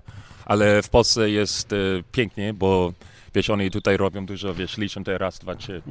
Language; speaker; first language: Polish; early bilingual, heritage; English